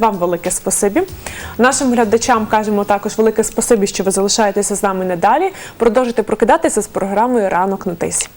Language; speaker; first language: Ukrainian; native; Ukrainian